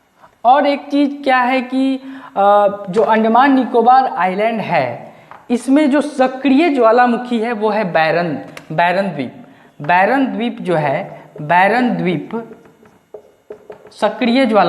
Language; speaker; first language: Hindi; native; Hindi